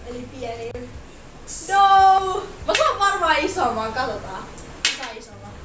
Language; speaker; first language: Finnish; native; Finnish